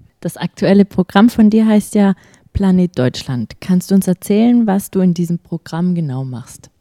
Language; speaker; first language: German; native; German